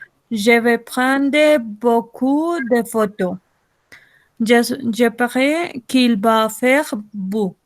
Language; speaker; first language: French; non-native, learner; Spanish